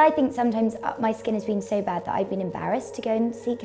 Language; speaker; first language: English; native; English